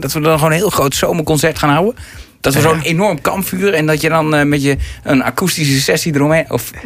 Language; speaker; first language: Dutch; native; Dutch